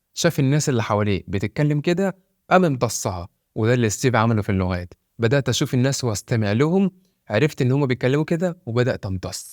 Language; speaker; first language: Arabic; native; Arabic